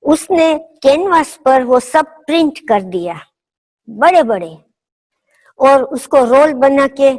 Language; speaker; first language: Hindi; non-native, fluent; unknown